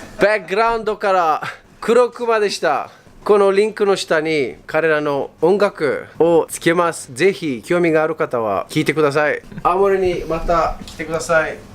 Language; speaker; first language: Japanese; non-native, fluent; Romanian